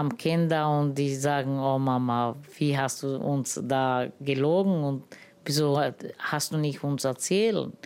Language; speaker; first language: German; non-native, learner; Romany